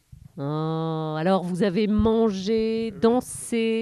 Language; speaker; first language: French; native; French